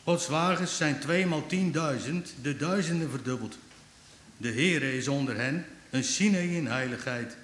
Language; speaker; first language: Dutch; native; Dutch